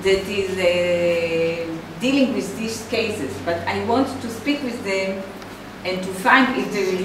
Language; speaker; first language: English; non-native, fluent; Hebrew